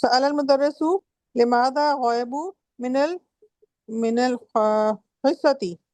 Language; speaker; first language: Arabic; non-native, learner; Urdu